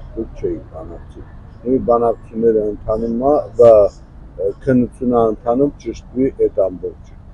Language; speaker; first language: Armenian; native; Armenian